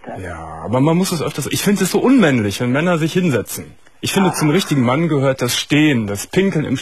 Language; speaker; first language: German; native; German